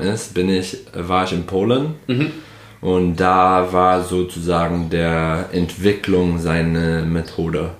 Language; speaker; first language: German; non-native, fluent; English